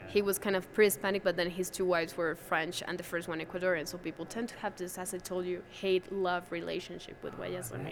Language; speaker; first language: English; non-native, fluent; Spanish